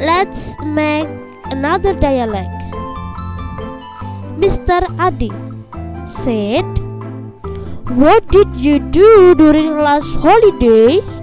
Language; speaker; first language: English; non-native, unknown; Indonesian